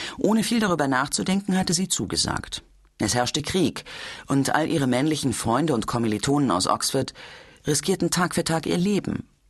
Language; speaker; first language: German; native; German